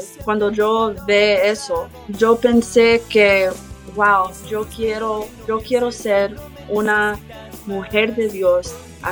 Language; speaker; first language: Spanish; early bilingual, heritage; English